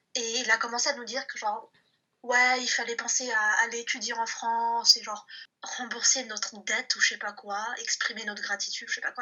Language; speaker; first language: French; early bilingual, other home language; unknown